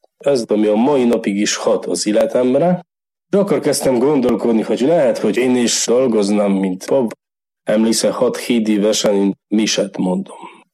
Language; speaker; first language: Hungarian; non-native, learner; Polish